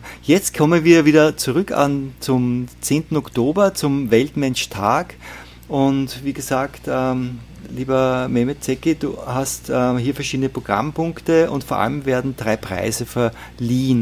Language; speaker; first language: German; native; German